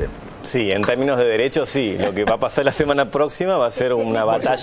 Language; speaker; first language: Spanish; native; Spanish